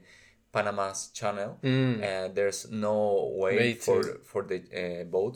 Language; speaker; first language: English; non-native, learner; Spanish